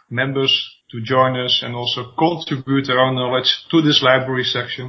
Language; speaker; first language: English; non-native, fluent; Dutch